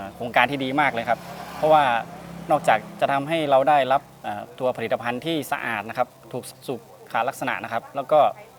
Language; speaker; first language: Thai; native; Thai